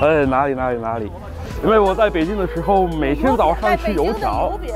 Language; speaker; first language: Chinese; non-native, fluent; English